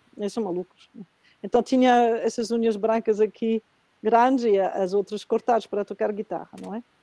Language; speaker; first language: Portuguese; non-native, fluent; Spanish